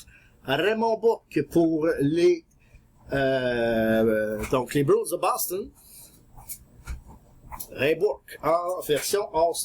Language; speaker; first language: French; native; French